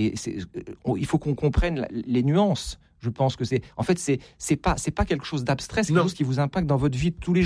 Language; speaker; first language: French; native; French